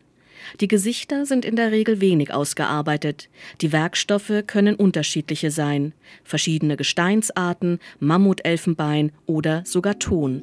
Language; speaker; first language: German; native; German